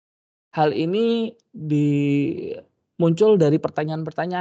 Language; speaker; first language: Indonesian; native; Indonesian